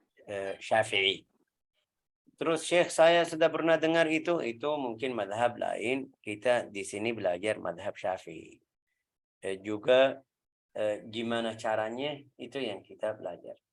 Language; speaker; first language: Indonesian; non-native, fluent; Arabic